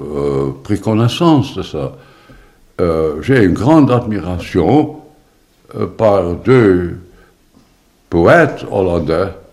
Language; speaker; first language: French; non-native, fluent; Dutch